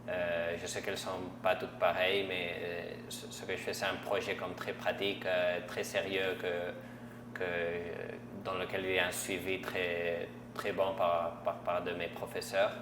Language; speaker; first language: French; non-native, fluent; Catalan